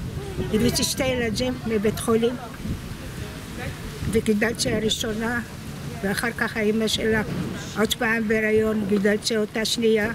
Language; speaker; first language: Hebrew; non-native, fluent; Arabic